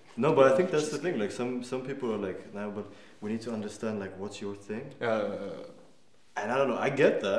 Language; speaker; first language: English; non-native, fluent; Danish